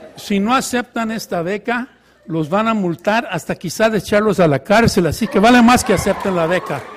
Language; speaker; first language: Spanish; early bilingual, heritage; Spanish